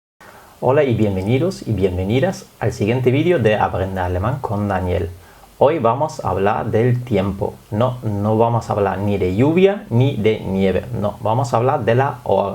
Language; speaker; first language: Spanish; non-native, fluent; German